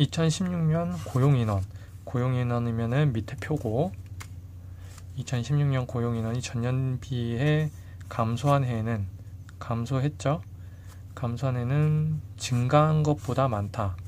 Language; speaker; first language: Korean; native; Korean